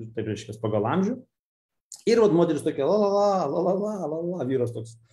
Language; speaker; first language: Lithuanian; non-native, local second language; Russian